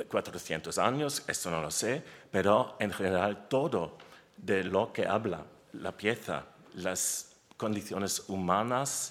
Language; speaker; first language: Spanish; non-native, learner; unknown